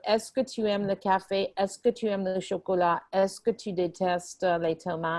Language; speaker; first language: French; non-native, fluent; English